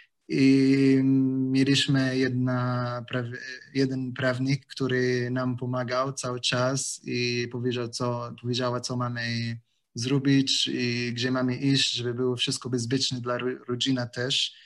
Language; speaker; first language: Polish; non-native, learner; Arabic